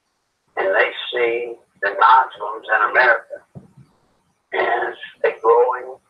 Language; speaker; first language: English; native; English